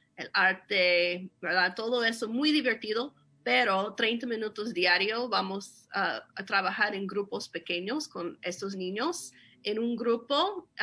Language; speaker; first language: Spanish; non-native, fluent; English